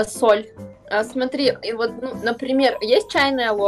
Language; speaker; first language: Russian; native; Russian